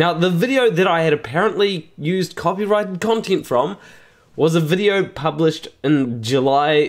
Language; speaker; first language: English; native; English